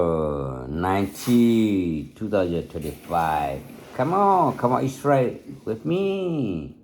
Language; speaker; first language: English; non-native, learner; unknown